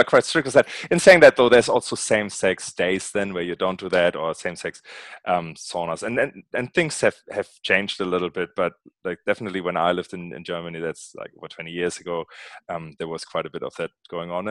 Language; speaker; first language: English; non-native, fluent; German